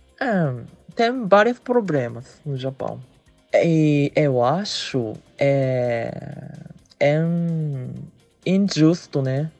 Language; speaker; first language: Portuguese; early bilingual, heritage; Japanese